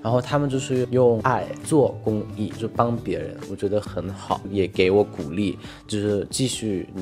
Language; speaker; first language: Chinese; non-native, fluent; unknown